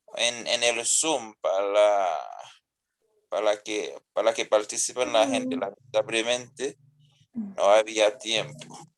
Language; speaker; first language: Spanish; non-native, fluent; Haitian Creole